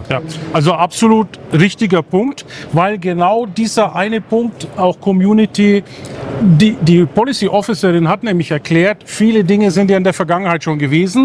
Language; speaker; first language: German; native; German